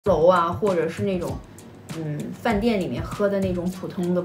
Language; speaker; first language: Chinese; native; Chinese